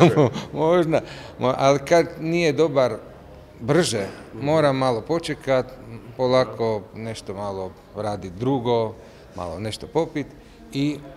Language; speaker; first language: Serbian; non-native, learner; Slovak